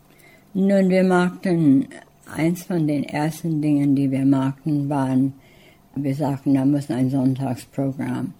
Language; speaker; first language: German; early bilingual, heritage; English